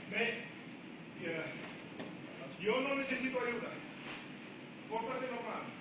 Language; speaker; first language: Italian; non-native, learner; Romanian